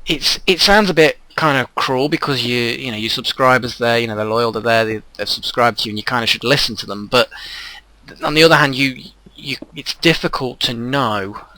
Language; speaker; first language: English; native; English